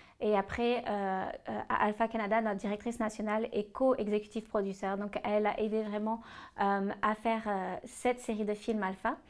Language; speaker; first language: French; native; French